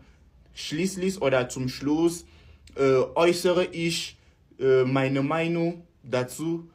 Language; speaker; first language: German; non-native, fluent; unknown